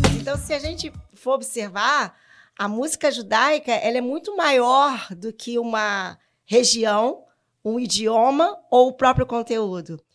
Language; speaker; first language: Portuguese; native; Portuguese